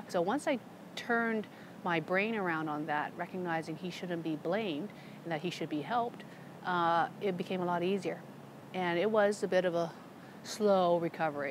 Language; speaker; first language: English; native; English